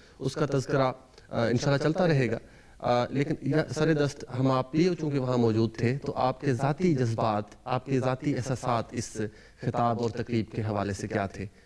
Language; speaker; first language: Urdu; native; Urdu